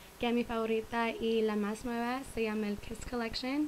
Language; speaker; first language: Spanish; early bilingual, other home language; English